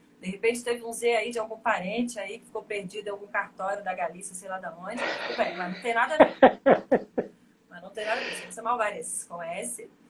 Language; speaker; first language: Portuguese; native; Portuguese